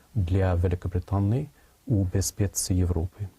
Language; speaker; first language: Ukrainian; non-native, fluent; English